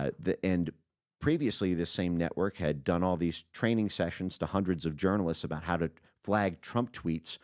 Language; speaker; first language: English; native; English